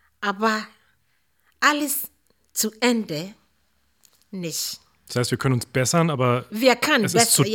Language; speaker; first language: German; non-native, learner; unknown